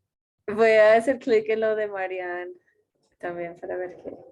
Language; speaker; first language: Spanish; non-native, fluent; English